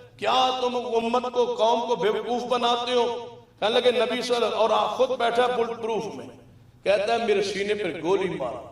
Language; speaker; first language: Urdu; non-native, local second language; Punjabi